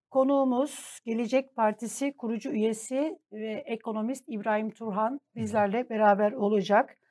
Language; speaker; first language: Turkish; native; Turkish